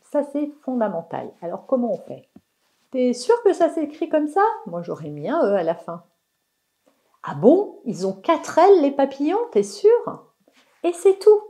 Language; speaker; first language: French; native; French